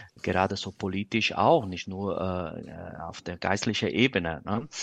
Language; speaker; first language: German; non-native, fluent; Portuguese